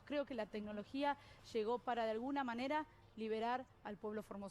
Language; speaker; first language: Spanish; native; Spanish